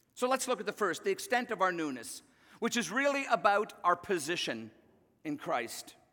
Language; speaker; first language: English; native; English